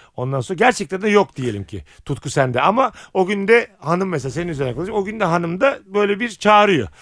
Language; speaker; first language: Turkish; native; Turkish